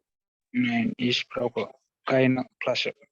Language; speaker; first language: German; non-native, learner; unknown